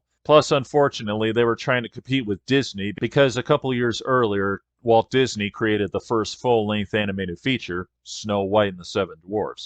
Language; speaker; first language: English; native; English